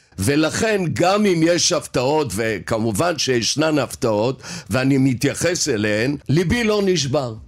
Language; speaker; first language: Hebrew; native; Hebrew